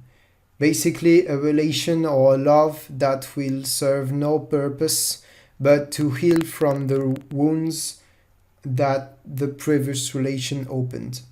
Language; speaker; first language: English; non-native, fluent; French